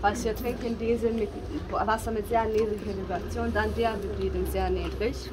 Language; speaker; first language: German; non-native, learner; Bosnian